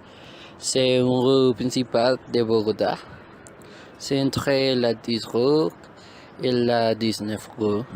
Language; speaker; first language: French; non-native, learner; Spanish